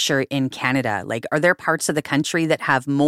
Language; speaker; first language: English; native; English